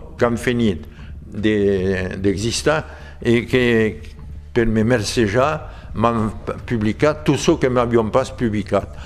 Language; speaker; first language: Occitan; native; Occitan